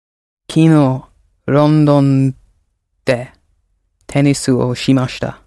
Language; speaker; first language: Japanese; non-native, learner; English